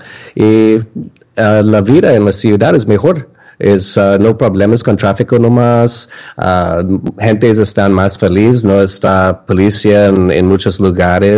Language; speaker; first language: Spanish; non-native, learner; English